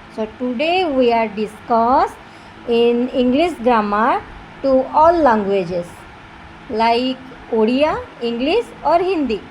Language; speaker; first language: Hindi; non-native, local second language; Odia